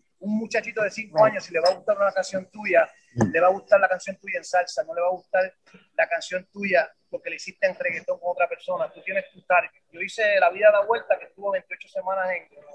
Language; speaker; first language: Spanish; native; Spanish